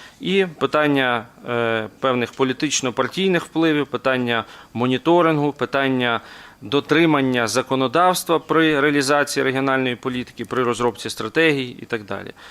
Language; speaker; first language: Ukrainian; native; Ukrainian